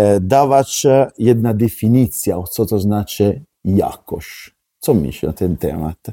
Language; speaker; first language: Polish; non-native, learner; Italian